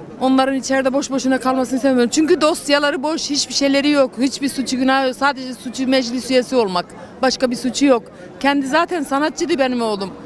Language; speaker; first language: Turkish; non-native, local second language; Kurdish